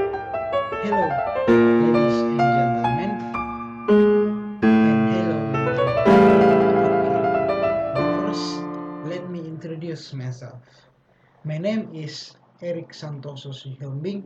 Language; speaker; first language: English; non-native, learner; Indonesian